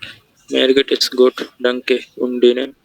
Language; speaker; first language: German; non-native, learner; Bangla